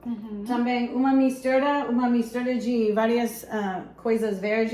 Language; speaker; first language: Portuguese; non-native, fluent; English